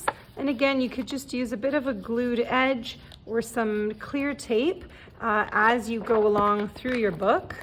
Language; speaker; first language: English; native; English